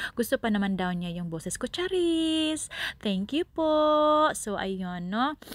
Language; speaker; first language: Filipino; non-native, local second language; Cebuano